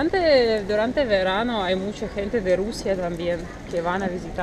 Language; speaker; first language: Spanish; non-native, fluent; Russian